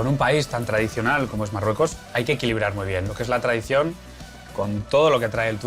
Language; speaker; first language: Spanish; native; Spanish